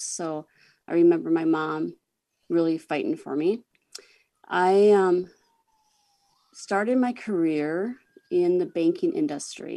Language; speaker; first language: English; native; English